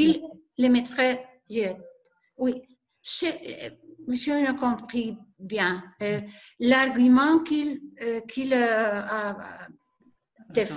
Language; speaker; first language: French; non-native, learner; Spanish